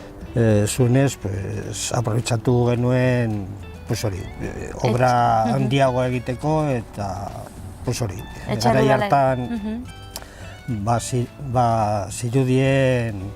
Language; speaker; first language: Basque; non-native, local second language; Spanish